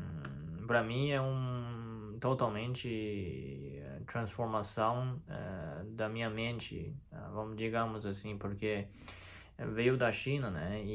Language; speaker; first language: Portuguese; non-native, fluent; Chinese